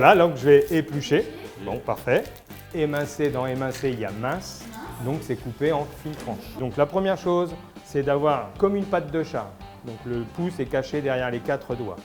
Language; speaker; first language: French; native; French